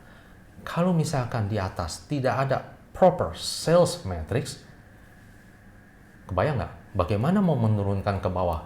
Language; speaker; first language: Indonesian; native; Indonesian